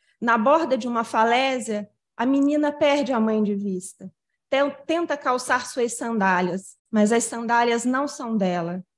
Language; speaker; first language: Portuguese; native; Portuguese